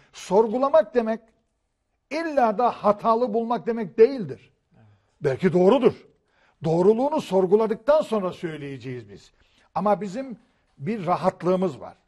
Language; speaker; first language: Turkish; native; Turkish